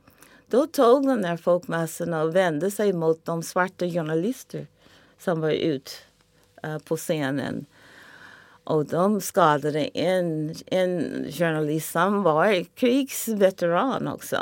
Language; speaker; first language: Swedish; non-native, fluent; English